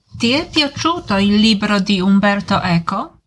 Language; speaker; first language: Italian; non-native, fluent; Polish